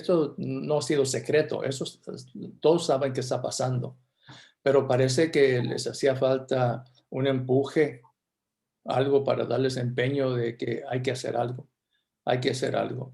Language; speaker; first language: Spanish; early bilingual, heritage; Spanish